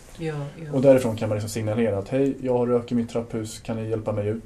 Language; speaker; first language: Swedish; native; Swedish